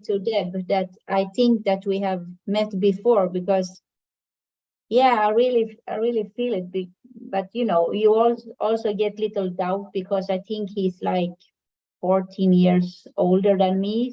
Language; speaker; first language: English; non-native, fluent; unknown